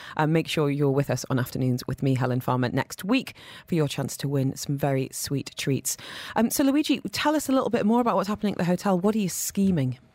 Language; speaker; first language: English; native; English